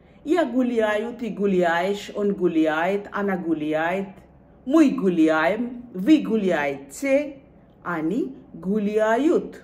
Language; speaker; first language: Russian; non-native, fluent; Bangla